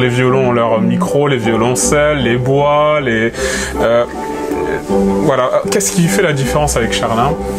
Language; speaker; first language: French; native; French